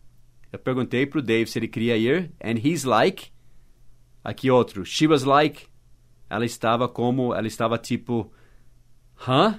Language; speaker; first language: Portuguese; non-native, fluent; English